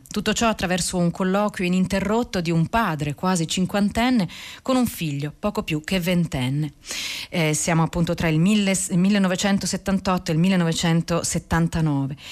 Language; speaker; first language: Italian; native; Italian